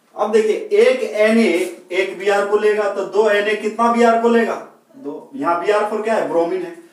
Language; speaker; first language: Hindi; native; Hindi